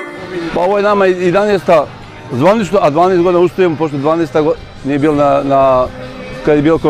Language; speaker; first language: Bosnian; native; Bosnian